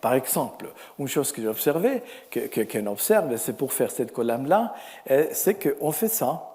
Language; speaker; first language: French; non-native, fluent; Spanish